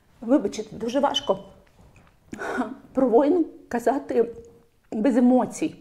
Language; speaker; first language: Ukrainian; non-native, local second language; Russian